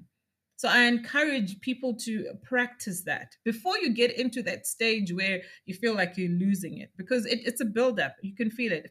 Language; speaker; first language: English; non-native, local second language; Shona